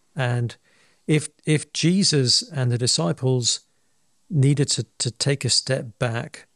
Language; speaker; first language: English; native; English